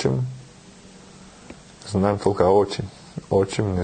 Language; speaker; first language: Russian; non-native, learner; Turkish